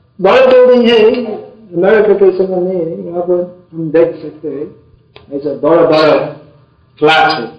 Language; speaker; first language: Hindi; non-native, fluent; English